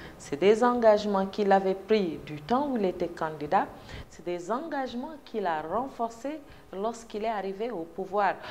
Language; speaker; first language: French; non-native, local second language; Wolof